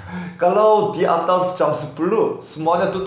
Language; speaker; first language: Indonesian; non-native, learner; Korean